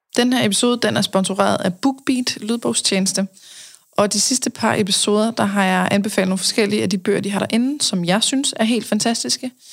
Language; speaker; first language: Danish; native; Danish